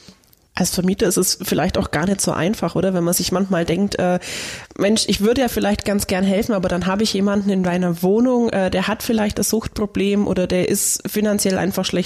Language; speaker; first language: German; native; German